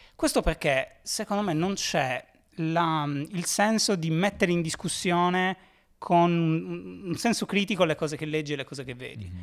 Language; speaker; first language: Italian; native; Italian